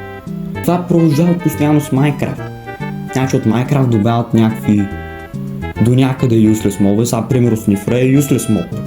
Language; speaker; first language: Bulgarian; native; Bulgarian